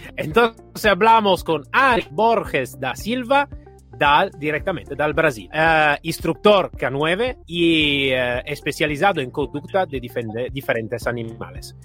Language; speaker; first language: Spanish; non-native, fluent; Italian